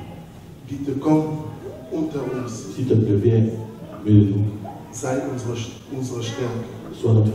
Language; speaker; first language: German; non-native, learner; French